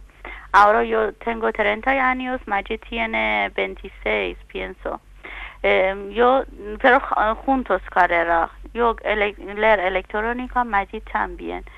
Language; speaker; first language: Spanish; non-native, learner; Persian